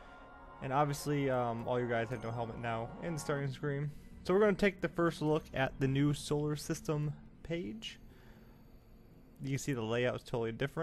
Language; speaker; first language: English; native; English